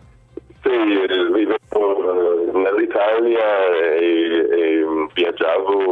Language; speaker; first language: Italian; non-native, fluent; Swedish